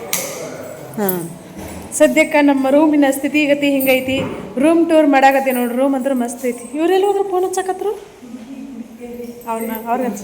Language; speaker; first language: Kannada; native; Kannada